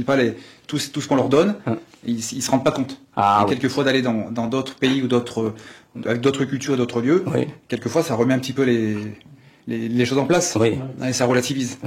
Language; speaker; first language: French; native; French